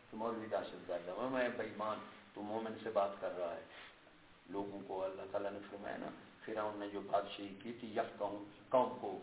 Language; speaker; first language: Urdu; non-native, local second language; Punjabi